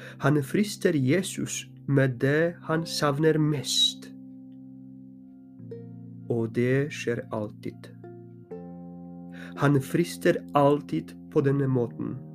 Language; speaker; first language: Norwegian; non-native, fluent; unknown